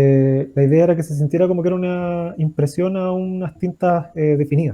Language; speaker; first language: Spanish; native; Spanish